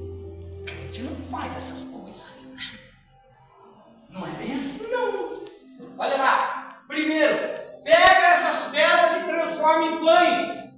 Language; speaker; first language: Portuguese; native; Portuguese